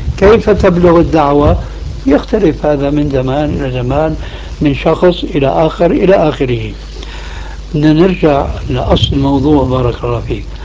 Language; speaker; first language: Arabic; early bilingual, other home language; Albanian